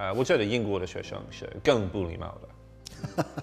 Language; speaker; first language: Chinese; non-native, learner; English